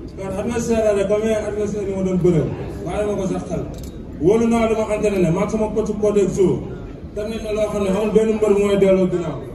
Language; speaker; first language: Wolof; native; Wolof